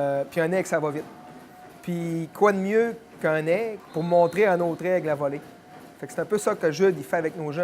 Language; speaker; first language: French; native; French